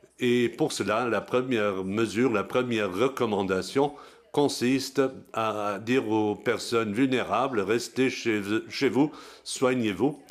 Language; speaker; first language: French; non-native, local second language; Luxembourgish